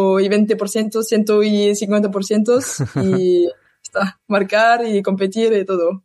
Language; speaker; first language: Spanish; non-native, learner; French